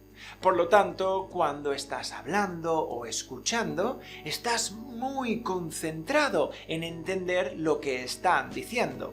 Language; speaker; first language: Spanish; native; Spanish